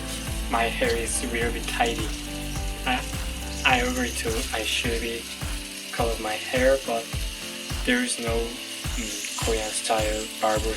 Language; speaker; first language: English; non-native, learner; Korean